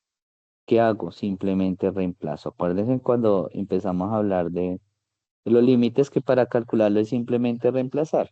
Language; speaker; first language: Spanish; native; Spanish